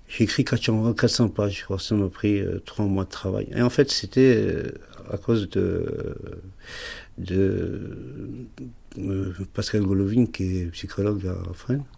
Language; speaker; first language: French; early bilingual, other home language; Arabic